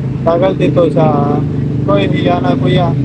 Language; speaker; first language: Filipino; non-native, learner; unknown